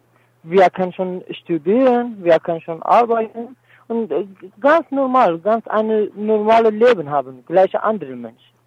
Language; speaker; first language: German; non-native, learner; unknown